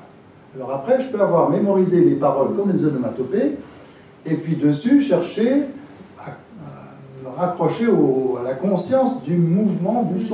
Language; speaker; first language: French; native; French